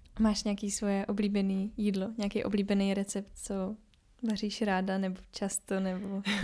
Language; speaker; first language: Czech; native; Czech